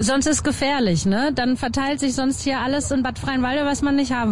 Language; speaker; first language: German; native; German